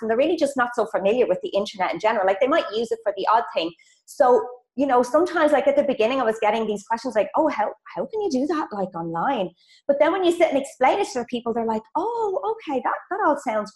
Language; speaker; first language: English; native; English